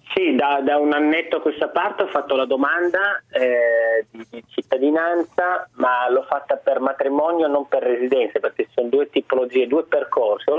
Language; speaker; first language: Italian; early bilingual, other home language; Arabic